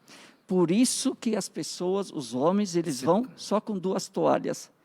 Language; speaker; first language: Portuguese; native; Portuguese